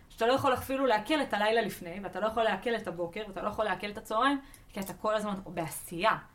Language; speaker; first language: Hebrew; native; Hebrew